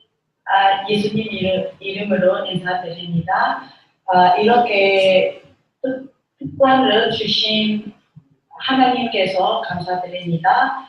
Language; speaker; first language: Korean; non-native, learner; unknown